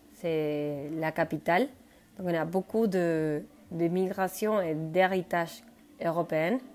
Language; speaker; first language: French; non-native, fluent; Spanish